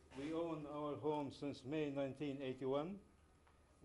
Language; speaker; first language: English; non-native, fluent; Arabic